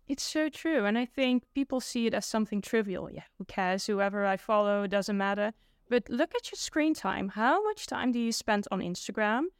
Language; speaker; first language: English; non-native, fluent; Dutch